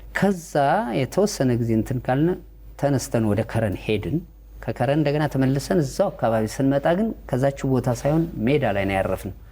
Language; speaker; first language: Amharic; native; Amharic